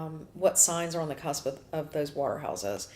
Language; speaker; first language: English; native; English